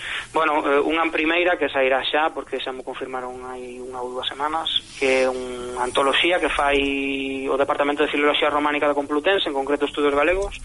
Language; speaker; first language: Galician; non-native, local second language; Spanish